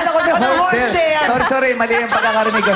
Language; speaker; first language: Filipino; native; Filipino